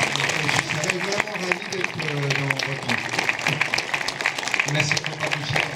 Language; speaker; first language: French; non-native, fluent; Spanish